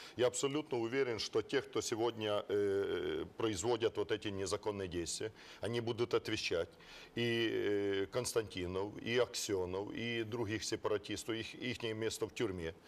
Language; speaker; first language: Russian; non-native, local second language; Ukrainian